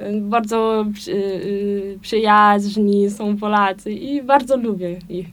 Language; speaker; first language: Polish; non-native, learner; German